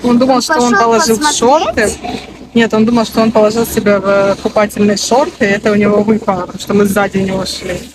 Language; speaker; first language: Russian; native; Russian